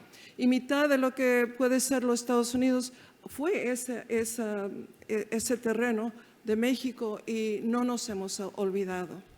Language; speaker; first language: Spanish; early bilingual, heritage; Spanish